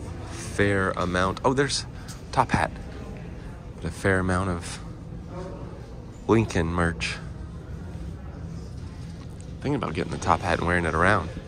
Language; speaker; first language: English; native; English